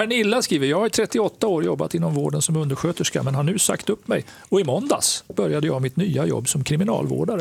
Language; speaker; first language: Swedish; native; Swedish